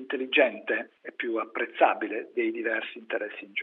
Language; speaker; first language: Italian; native; Italian